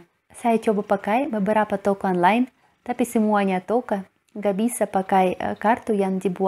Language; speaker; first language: Indonesian; non-native, learner; Russian